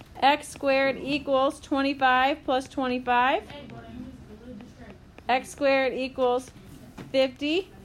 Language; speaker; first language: English; native; English